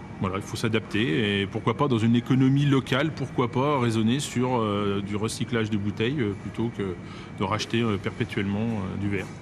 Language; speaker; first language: French; native; French